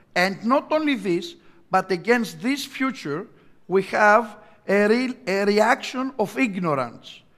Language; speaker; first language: English; non-native, fluent; Greek